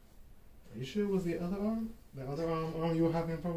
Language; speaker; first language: English; native; English